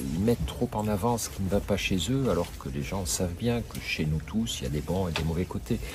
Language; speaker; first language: French; native; French